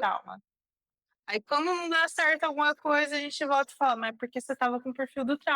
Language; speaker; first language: Portuguese; native; Portuguese